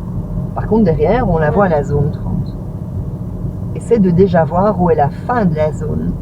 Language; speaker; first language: French; native; French